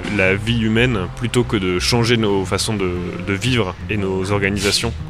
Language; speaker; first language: French; native; French